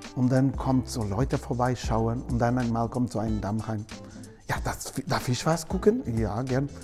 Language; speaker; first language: German; non-native, learner; Portuguese